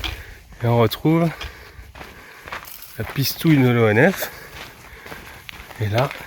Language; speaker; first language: French; native; French